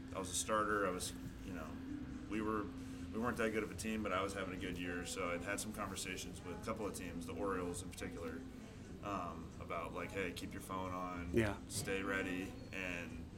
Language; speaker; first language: English; native; English